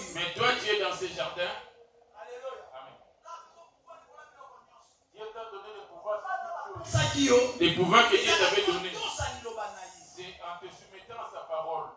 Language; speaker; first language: French; non-native, local second language; Lingala